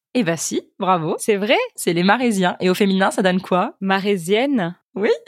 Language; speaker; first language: French; native; French